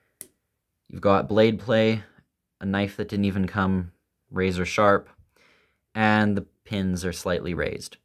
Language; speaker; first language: English; native; English